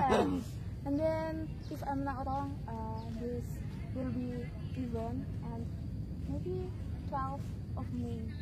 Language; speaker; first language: English; non-native, learner; Javanese